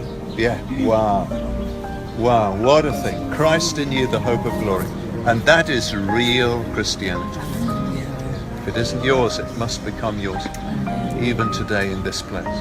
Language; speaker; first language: English; native; English